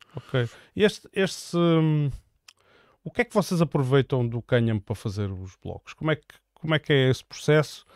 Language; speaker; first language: Portuguese; native; Portuguese